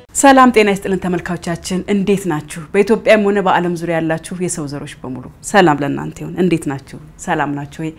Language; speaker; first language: Amharic; native; Amharic